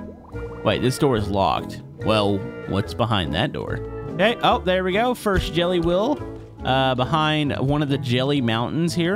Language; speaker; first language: English; native; English